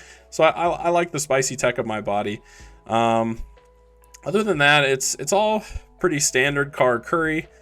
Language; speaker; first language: English; native; English